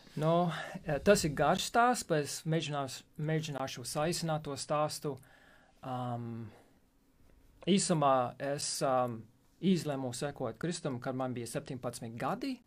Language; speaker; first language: Latvian; non-native, fluent; English